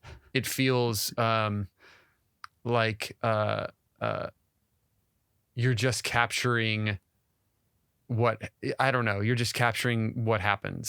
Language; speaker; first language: English; native; English